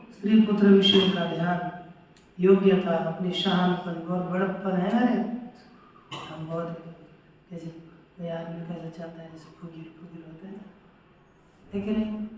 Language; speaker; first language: Hindi; non-native, local second language; Marathi